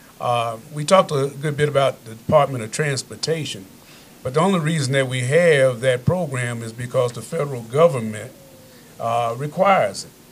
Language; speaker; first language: English; native; English